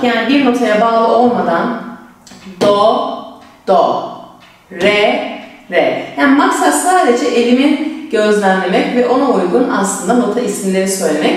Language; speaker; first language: Turkish; native; Turkish